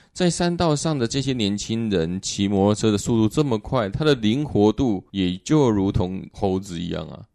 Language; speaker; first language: Chinese; native; Chinese